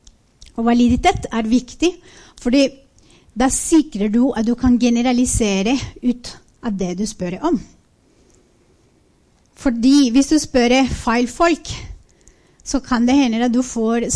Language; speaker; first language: Norwegian; non-native, fluent; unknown